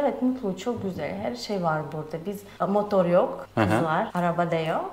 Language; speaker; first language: Turkish; non-native, learner; Russian